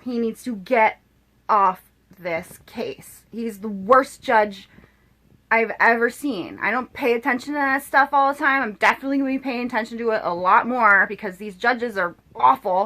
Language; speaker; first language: English; native; English